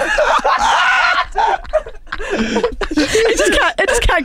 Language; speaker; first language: English; native; English